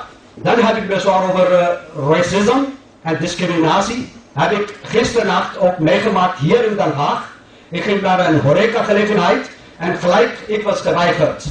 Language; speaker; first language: Dutch; non-native, fluent; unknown